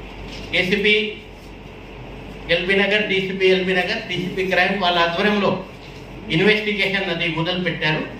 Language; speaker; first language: Telugu; native; Telugu